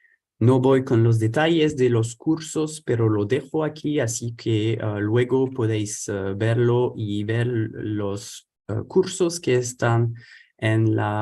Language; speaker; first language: Spanish; non-native, fluent; French